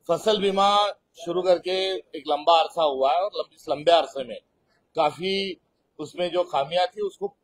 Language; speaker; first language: Hindi; non-native, local second language; Marathi